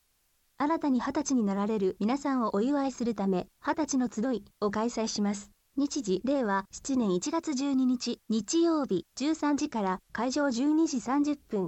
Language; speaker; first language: Japanese; native; Japanese